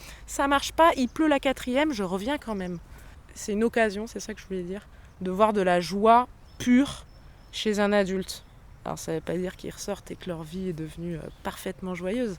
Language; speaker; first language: French; native; French